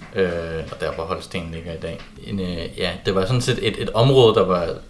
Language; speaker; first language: Danish; native; Danish